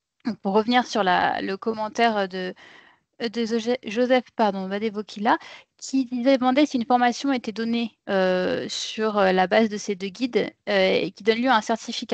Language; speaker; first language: French; native; French